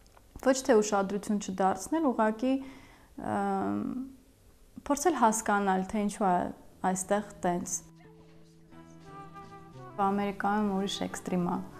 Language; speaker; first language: Armenian; early bilingual, heritage; Armenian